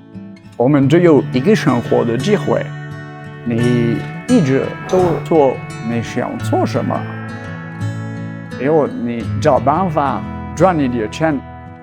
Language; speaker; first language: Chinese; non-native, fluent; French